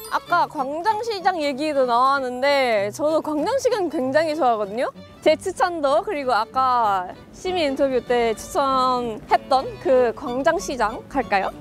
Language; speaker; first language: Korean; non-native, fluent; Indonesian